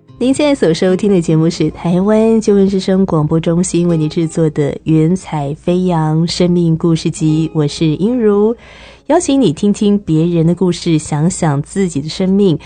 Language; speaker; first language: Chinese; native; Chinese